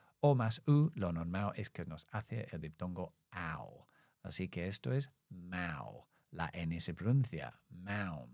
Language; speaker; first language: Spanish; non-native, fluent; English